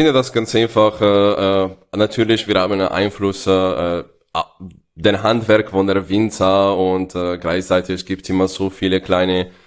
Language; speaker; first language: German; non-native, fluent; Italian